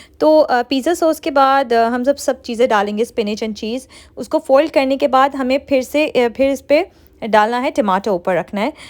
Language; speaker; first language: Urdu; native; Urdu